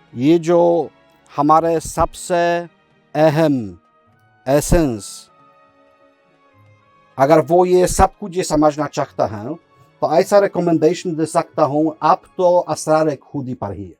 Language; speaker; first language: Hindi; non-native, fluent; Polish